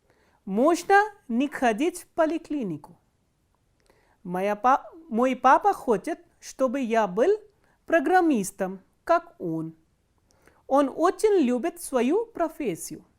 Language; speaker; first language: Russian; non-native, fluent; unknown